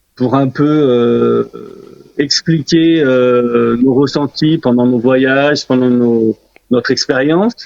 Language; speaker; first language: French; early bilingual, other home language; Korean